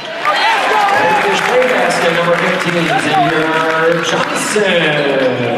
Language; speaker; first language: English; native; English